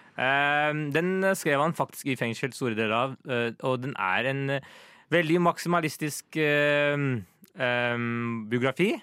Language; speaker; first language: Norwegian; native; Norwegian